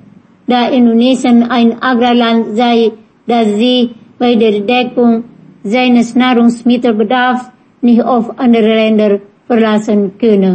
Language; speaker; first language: German; non-native, fluent; Indonesian